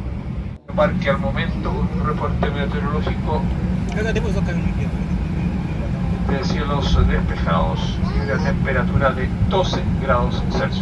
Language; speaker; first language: Spanish; native; Spanish